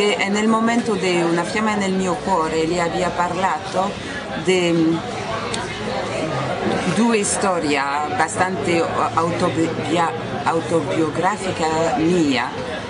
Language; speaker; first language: Italian; non-native, learner; French